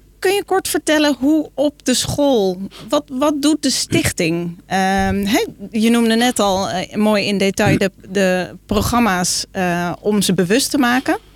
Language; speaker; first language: Dutch; native; Dutch